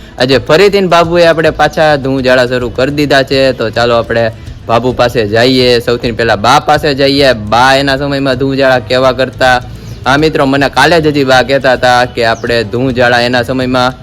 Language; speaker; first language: Gujarati; native; Gujarati